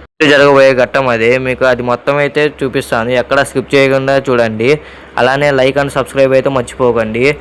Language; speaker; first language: Telugu; non-native, local second language; Urdu